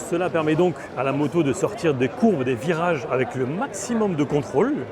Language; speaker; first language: French; native; French